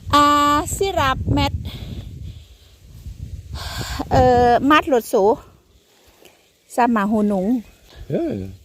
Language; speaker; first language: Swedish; non-native, learner; Thai